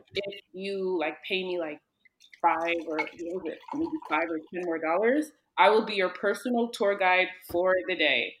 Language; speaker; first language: English; early bilingual, other home language; Yoruba